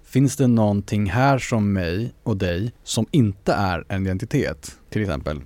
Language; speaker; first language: Swedish; native; Swedish